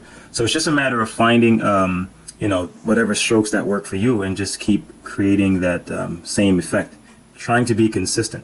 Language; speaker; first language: English; native; English